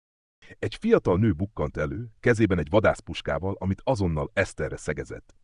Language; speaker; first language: Hungarian; native; Hungarian